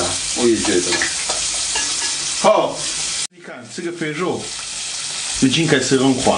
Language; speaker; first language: Chinese; non-native, fluent; Italian